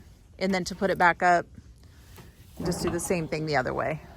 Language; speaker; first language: English; native; English